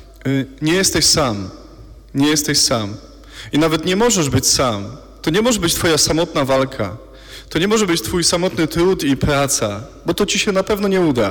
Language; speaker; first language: Polish; native; Polish